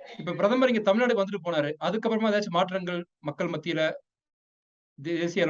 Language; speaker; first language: Tamil; native; Tamil